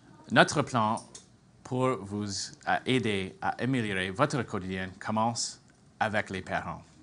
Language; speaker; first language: French; non-native, fluent; English